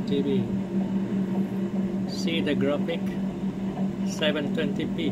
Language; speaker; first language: English; non-native, fluent; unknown